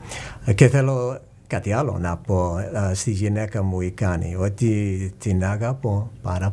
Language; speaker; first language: Greek; early bilingual, heritage; English